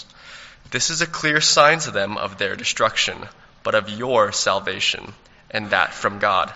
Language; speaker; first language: English; native; English